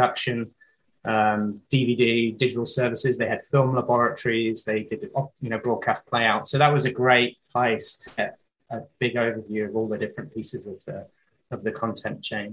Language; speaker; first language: English; native; English